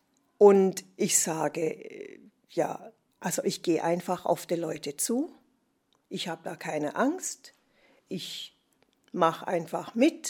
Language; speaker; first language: German; non-native, fluent; English